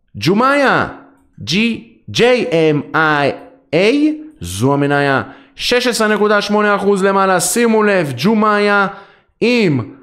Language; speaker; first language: Hebrew; native; Hebrew